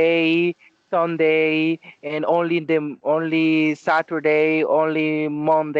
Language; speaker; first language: English; non-native, learner; Spanish